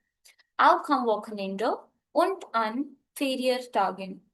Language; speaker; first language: German; non-native, fluent; Hindi